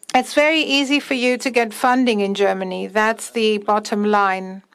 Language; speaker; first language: English; non-native, fluent; German